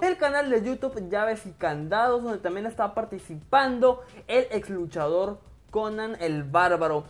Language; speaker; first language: Spanish; native; Spanish